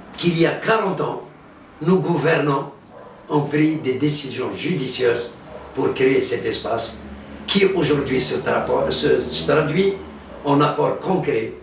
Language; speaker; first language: French; non-native, local second language; Arabic